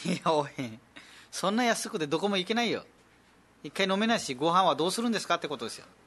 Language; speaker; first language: Japanese; non-native, fluent; Nepali